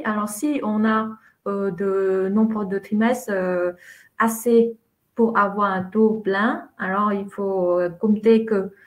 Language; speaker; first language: French; non-native, fluent; Vietnamese